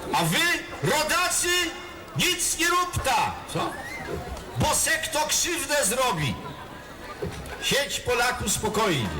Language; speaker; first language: Polish; native; Polish